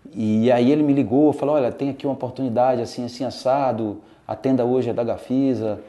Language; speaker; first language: Portuguese; native; Portuguese